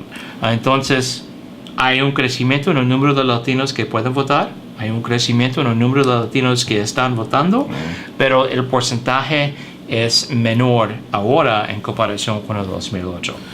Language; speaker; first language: Spanish; early bilingual, heritage; English